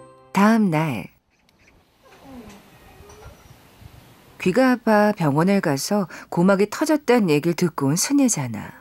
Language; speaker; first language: Korean; native; Korean